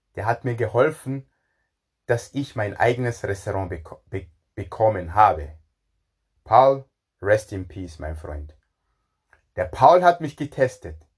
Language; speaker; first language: German; non-native, fluent; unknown